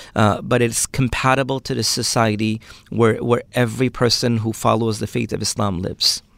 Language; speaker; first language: English; early bilingual, other home language; Urdu